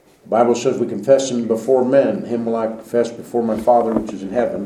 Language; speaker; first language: English; native; English